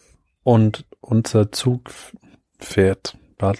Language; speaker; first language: German; non-native, fluent; English